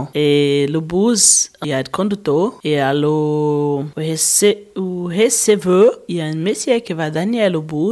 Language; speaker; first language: French; non-native, learner; Portuguese